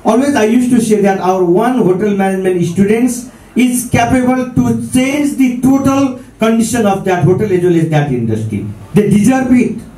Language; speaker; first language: English; non-native, local second language; Nepali